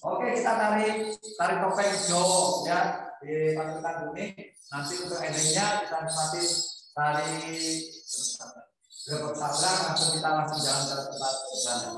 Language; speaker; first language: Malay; non-native, local second language; Javanese